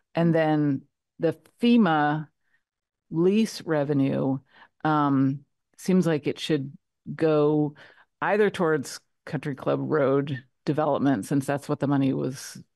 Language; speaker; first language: English; native; English